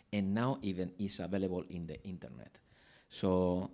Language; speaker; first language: English; non-native, fluent; Spanish